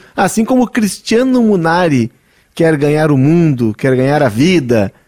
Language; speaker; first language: Portuguese; native; Portuguese